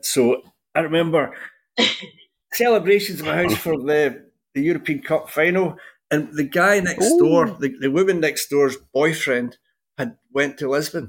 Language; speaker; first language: English; native; English